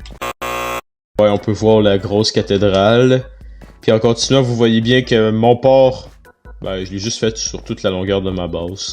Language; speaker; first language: French; native; French